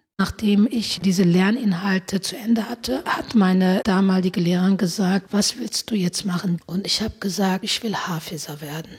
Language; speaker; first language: German; non-native, fluent; Turkish